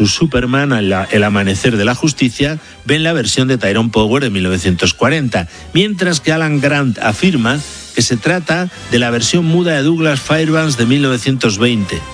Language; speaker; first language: Spanish; native; Spanish